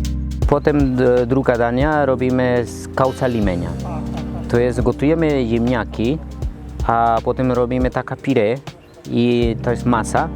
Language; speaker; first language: Polish; non-native, learner; Spanish